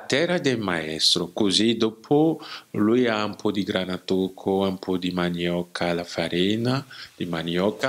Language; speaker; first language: Italian; non-native, learner; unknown